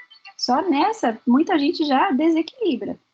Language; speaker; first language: Portuguese; native; Portuguese